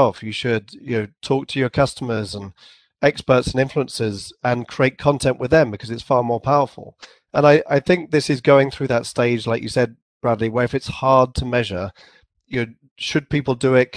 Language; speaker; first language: English; native; English